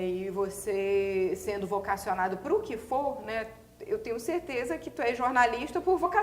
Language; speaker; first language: Portuguese; native; Portuguese